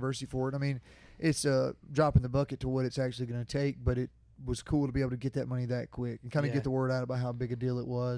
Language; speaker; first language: English; native; English